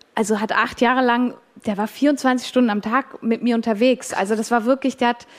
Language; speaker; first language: German; native; German